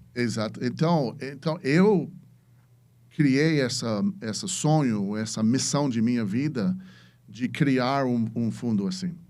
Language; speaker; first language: Portuguese; non-native, fluent; English